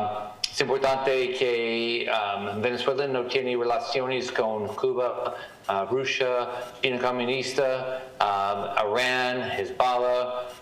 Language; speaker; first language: Spanish; non-native, learner; English